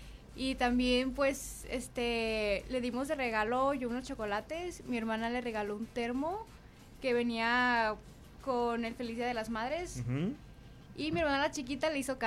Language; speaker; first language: Spanish; native; Spanish